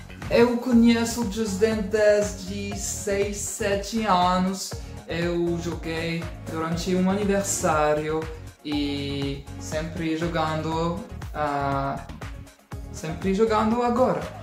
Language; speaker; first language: Portuguese; non-native, learner; French